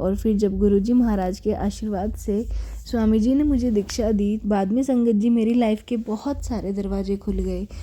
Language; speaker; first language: Hindi; native; Hindi